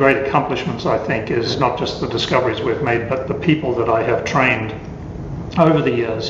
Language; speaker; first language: English; native; English